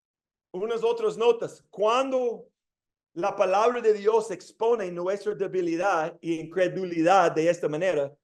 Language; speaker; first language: Spanish; non-native, fluent; English